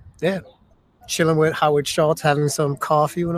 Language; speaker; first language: English; early bilingual, other home language; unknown